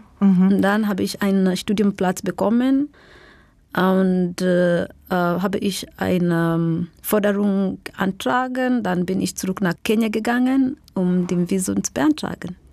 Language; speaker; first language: German; non-native, learner; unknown